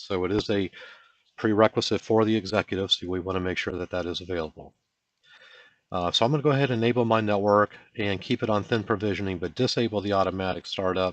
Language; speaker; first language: English; native; English